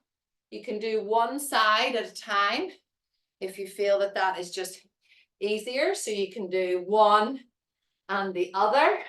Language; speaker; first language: English; native; English